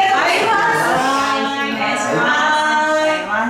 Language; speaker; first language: Japanese; native; Japanese